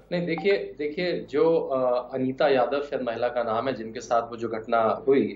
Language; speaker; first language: Hindi; native; Hindi